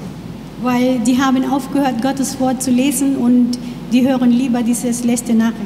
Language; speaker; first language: German; non-native, learner; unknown